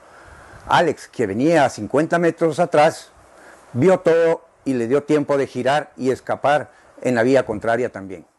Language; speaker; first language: Spanish; native; Spanish